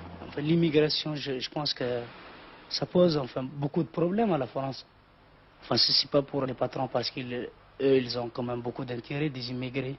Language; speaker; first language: French; non-native, local second language; Arabic